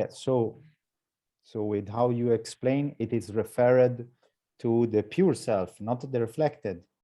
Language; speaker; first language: English; non-native, learner; Italian